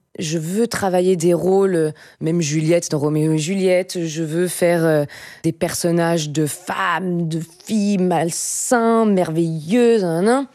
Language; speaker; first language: French; native; French